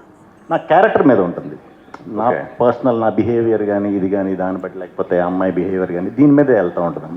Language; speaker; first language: Telugu; native; Telugu